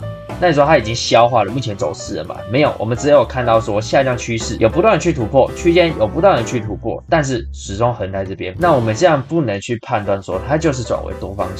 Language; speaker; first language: Chinese; native; Chinese